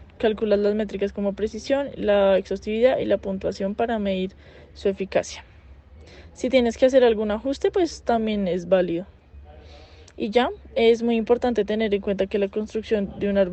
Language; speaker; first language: Spanish; native; Spanish